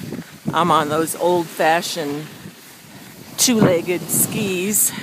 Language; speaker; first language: English; native; English